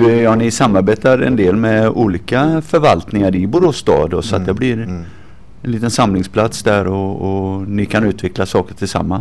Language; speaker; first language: Swedish; native; Swedish